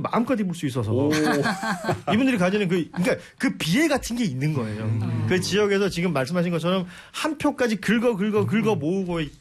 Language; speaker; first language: Korean; native; Korean